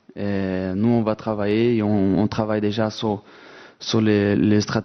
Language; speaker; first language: French; non-native, fluent; Portuguese